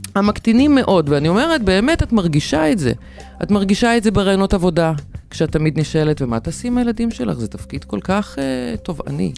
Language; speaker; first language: Hebrew; non-native, fluent; Lithuanian